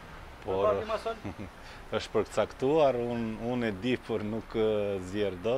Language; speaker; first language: Albanian; non-native, fluent; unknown